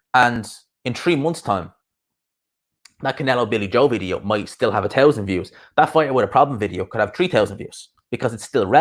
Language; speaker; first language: English; native; English